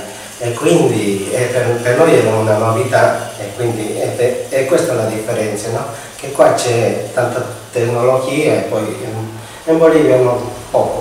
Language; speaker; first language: Italian; non-native, fluent; Spanish